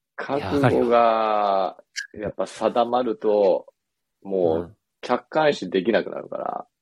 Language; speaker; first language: Japanese; early bilingual, other home language; English